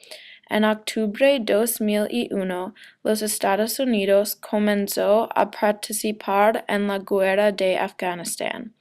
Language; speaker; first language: Spanish; non-native, learner; English